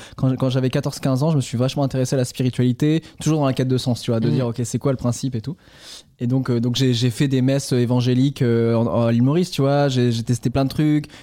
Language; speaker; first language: French; native; French